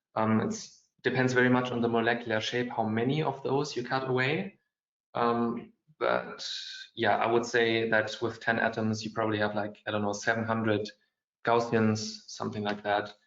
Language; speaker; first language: English; non-native, fluent; German